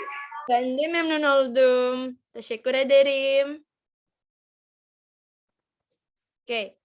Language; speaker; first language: Turkish; non-native, fluent; Indonesian